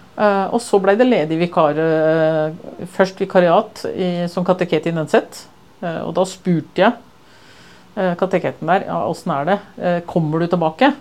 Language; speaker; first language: Norwegian; native; Norwegian